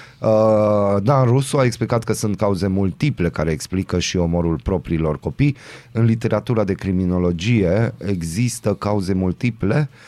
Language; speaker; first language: Romanian; non-native, local second language; Hungarian